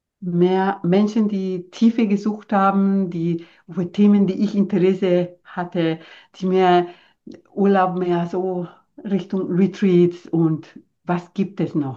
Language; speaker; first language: German; non-native, fluent; Spanish